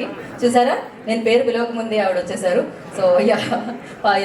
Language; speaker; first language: Telugu; native; Telugu